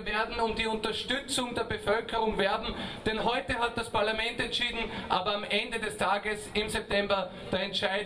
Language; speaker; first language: German; native; German